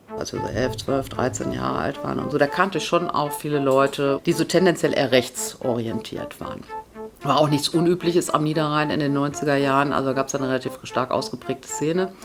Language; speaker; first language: German; native; German